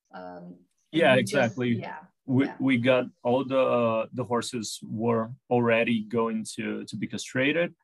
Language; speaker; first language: English; non-native, fluent; Portuguese